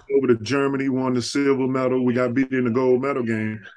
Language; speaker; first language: English; native; English